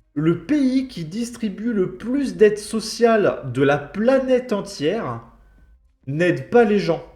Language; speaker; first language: French; native; French